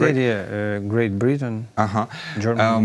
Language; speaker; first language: English; non-native, learner; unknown